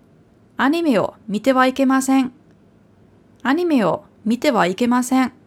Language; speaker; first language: Japanese; non-native, fluent; German